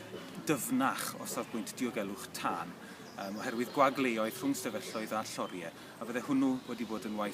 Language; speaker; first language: Welsh; native; Welsh